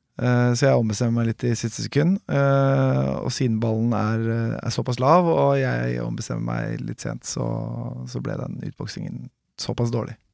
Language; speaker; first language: Norwegian; native; Norwegian